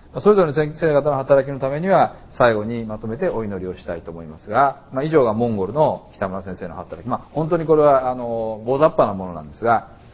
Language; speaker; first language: Japanese; native; Japanese